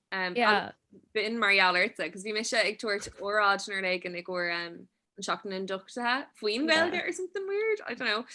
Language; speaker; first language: Irish; non-native, local second language; English